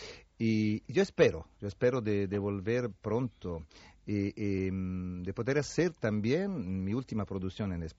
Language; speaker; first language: Spanish; non-native, fluent; Italian